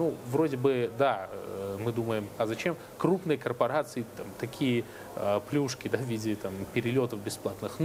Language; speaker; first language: Russian; native; Russian